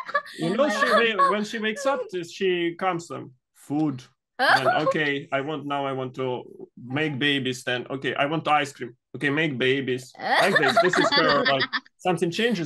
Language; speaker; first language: English; non-native, fluent; Russian